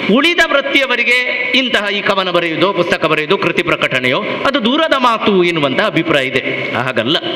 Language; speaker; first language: Kannada; non-native, local second language; Tulu